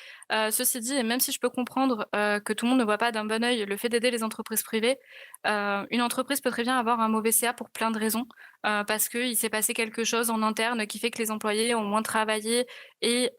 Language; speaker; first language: French; native; French